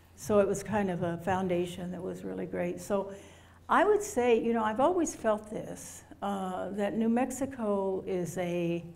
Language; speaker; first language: English; native; English